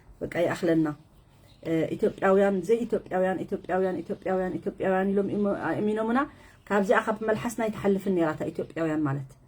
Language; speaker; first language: Tigrinya; native; Tigrinya